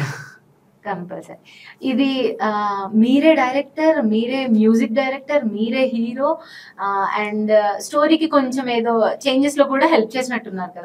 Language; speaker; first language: Telugu; native; Telugu